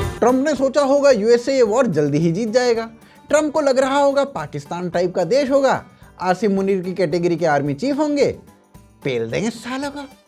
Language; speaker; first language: Hindi; native; Hindi